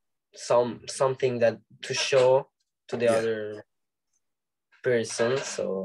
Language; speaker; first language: English; non-native, learner; Italian